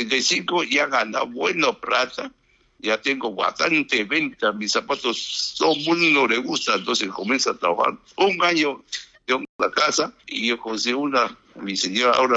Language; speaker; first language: Spanish; non-native, learner; Chinese